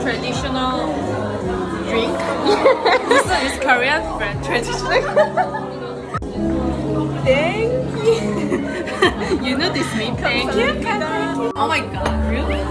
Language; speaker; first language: English; non-native, learner; French